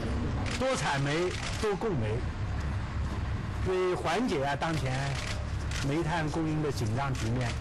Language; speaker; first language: Chinese; native; Chinese